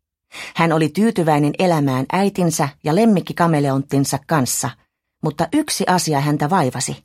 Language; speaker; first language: Finnish; native; Finnish